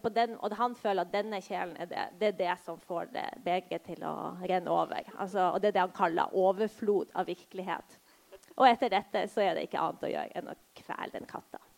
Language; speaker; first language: Norwegian; early bilingual, other home language; Polish